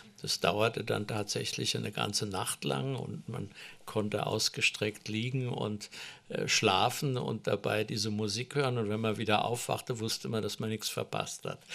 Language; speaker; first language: German; native; German